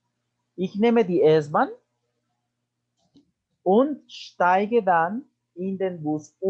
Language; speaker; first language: German; non-native, fluent; Spanish